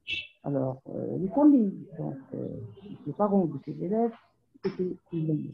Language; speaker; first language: French; non-native, local second language; Arabic